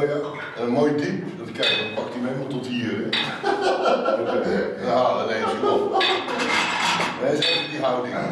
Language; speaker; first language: Dutch; native; Dutch